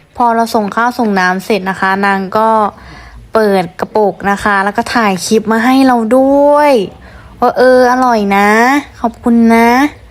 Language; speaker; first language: Thai; native; Thai